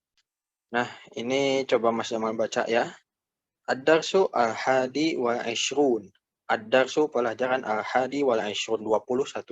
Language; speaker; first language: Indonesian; native; Indonesian